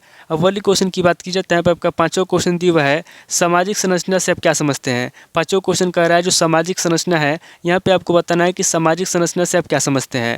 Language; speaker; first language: Hindi; native; Hindi